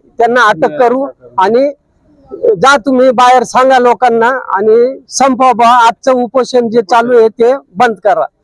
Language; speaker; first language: Marathi; native; Marathi